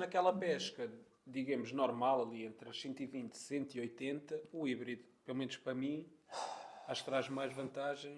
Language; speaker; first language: Portuguese; native; Portuguese